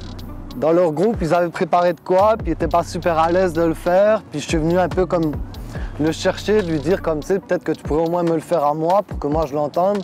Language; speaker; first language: French; native; French